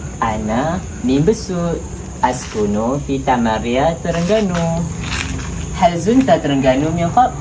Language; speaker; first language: Arabic; non-native, learner; Malay